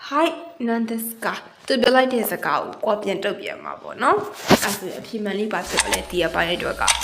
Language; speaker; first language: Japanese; non-native, fluent; Burmese